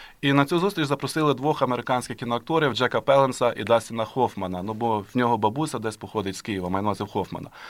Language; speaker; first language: Ukrainian; native; Ukrainian